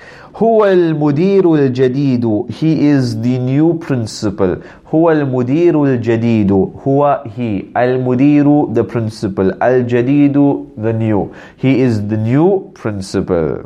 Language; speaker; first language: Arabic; non-native, fluent; English